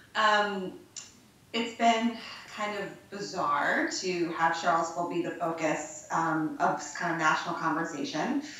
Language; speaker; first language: English; native; English